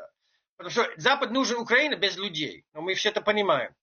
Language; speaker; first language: Russian; non-native, fluent; English